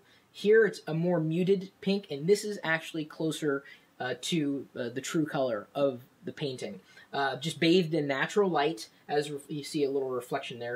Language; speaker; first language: English; native; English